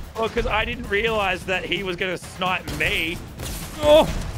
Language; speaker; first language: English; native; English